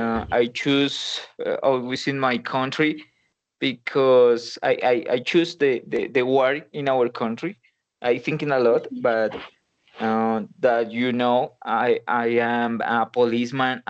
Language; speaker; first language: English; non-native, learner; Spanish